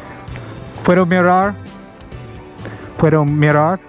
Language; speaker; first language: Spanish; non-native, learner; English